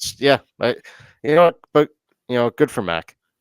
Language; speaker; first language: English; native; English